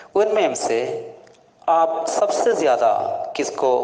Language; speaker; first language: Hindi; non-native, local second language; Malayalam